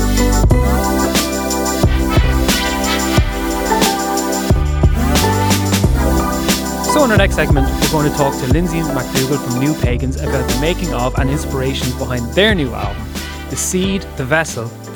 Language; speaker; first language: English; native; English